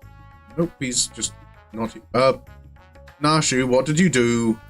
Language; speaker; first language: English; native; English